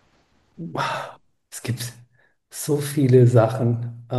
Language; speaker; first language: German; non-native, fluent; Spanish